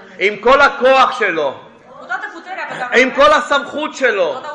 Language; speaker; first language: Hebrew; non-native, fluent; Romanian